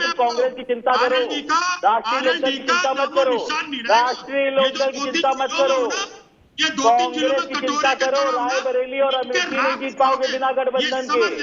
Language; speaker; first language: Hindi; native; Hindi